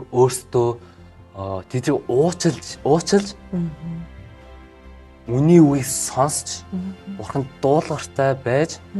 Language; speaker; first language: Mongolian; early bilingual, heritage; Mongolian